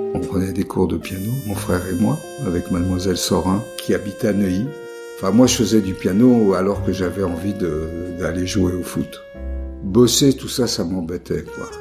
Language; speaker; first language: French; native; French